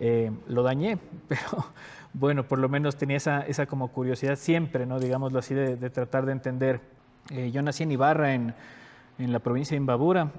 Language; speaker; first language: Spanish; native; Spanish